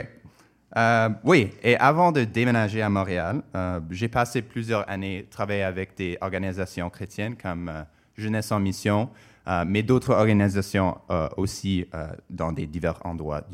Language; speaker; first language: French; non-native, local second language; English